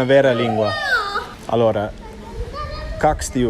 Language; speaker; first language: Italian; non-native, fluent; English